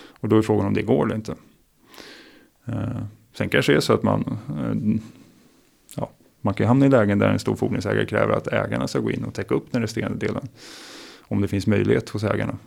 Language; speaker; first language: Swedish; native; Swedish